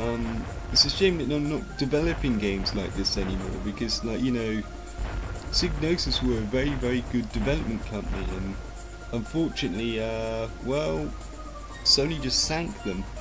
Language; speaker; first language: English; native; English